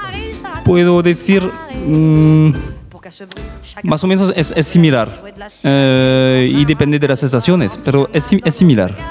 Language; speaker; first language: Spanish; non-native, learner; French